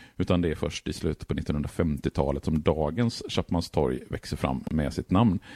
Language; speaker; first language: Swedish; native; Swedish